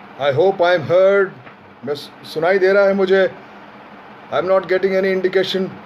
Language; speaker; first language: Hindi; native; Hindi